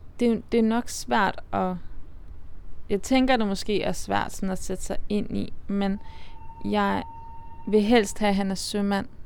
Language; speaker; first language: Danish; native; Danish